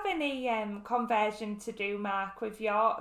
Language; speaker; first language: English; native; English